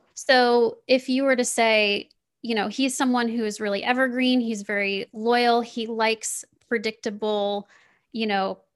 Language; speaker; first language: English; native; English